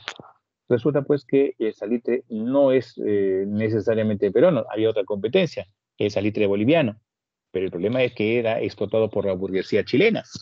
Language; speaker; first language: Spanish; native; Spanish